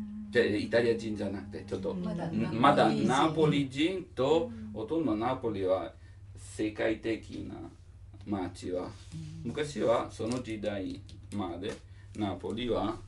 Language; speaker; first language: Japanese; non-native, learner; Italian